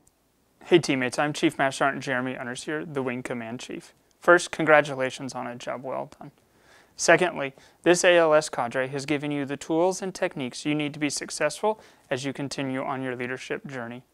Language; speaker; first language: English; native; English